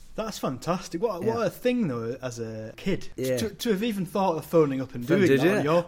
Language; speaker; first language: English; native; English